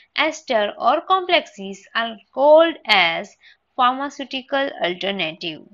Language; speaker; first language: English; non-native, local second language; Gujarati